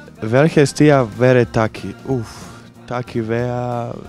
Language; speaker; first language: German; non-native, learner; Croatian